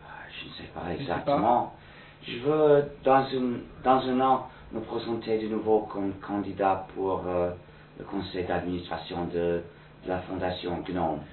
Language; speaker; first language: French; non-native, fluent; English